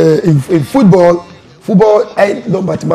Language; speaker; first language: Spanish; non-native, learner; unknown